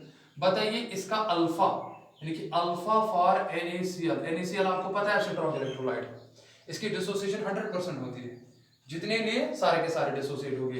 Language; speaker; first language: Hindi; non-native, local second language; Kashmiri